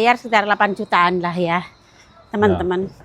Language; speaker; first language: Indonesian; native; Indonesian